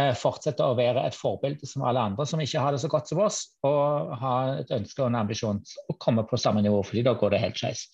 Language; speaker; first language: Norwegian; non-native, fluent; German